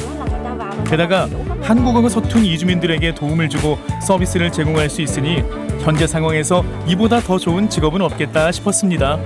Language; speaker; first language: Korean; native; Korean